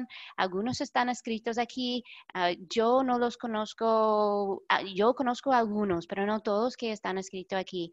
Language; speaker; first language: Spanish; non-native, fluent; English